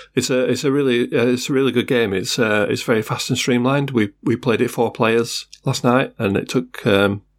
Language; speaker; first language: English; native; English